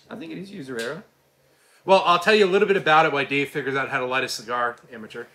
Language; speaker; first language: English; native; English